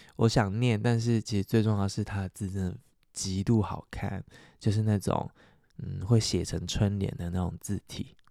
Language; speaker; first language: Chinese; native; Chinese